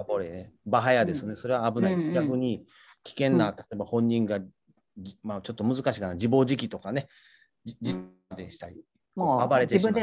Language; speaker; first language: Japanese; native; Japanese